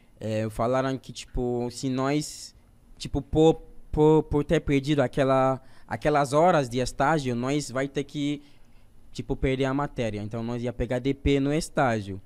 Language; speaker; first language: Portuguese; non-native, fluent; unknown